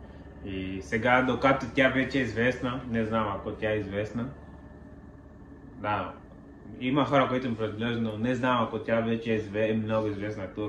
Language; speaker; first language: Bulgarian; non-native, learner; Portuguese